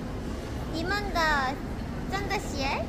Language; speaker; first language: Chinese; non-native, learner; Korean